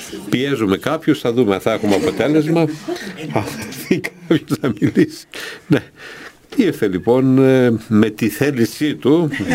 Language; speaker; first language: Greek; native; Greek